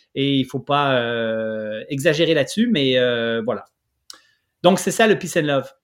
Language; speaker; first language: French; native; French